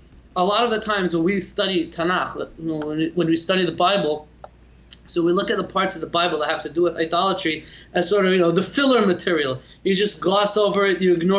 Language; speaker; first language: English; native; English